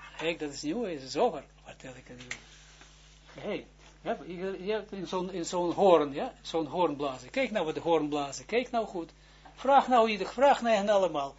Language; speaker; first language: Dutch; non-native, fluent; Hebrew